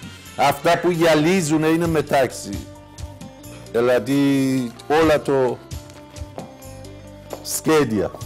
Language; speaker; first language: Greek; non-native, fluent; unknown